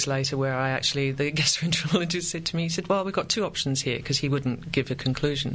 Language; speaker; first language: English; native; English